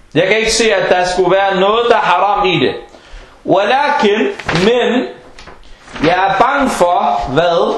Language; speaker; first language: Danish; non-native, fluent; Arabic